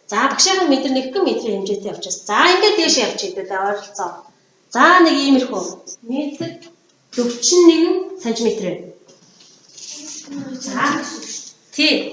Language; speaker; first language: Mongolian; native; Mongolian